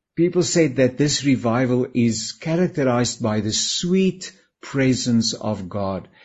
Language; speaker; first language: English; non-native, local second language; Afrikaans